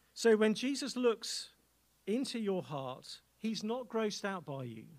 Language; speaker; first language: English; native; English